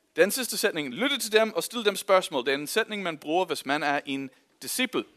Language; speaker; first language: Danish; non-native, fluent; English